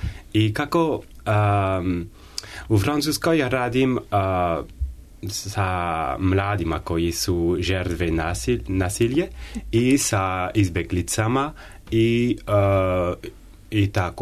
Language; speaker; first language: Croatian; non-native, learner; French